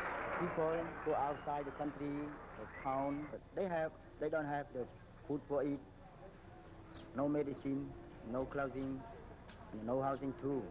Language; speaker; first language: English; non-native, learner; Khmer